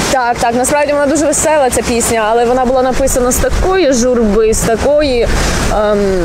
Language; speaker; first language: Ukrainian; native; Ukrainian